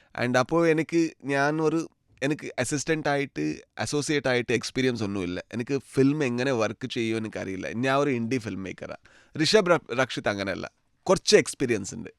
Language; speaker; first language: Malayalam; non-native, learner; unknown